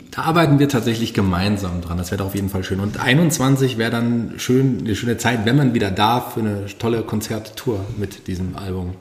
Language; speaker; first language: German; native; German